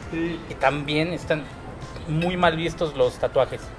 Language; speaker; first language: Spanish; native; Spanish